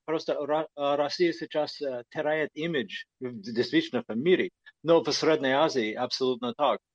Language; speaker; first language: Russian; non-native, fluent; English